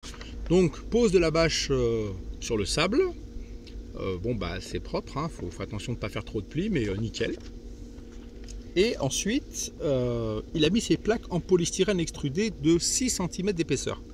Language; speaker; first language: French; native; French